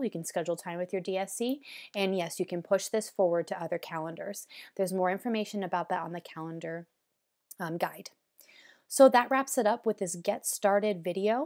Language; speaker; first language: English; native; English